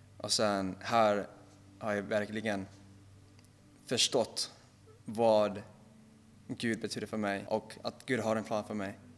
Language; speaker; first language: Swedish; non-native, local second language; Finnish